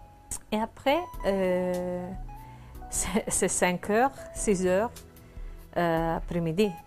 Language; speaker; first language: French; non-native, learner; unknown